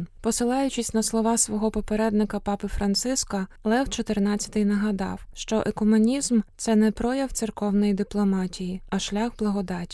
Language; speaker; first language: Ukrainian; native; Ukrainian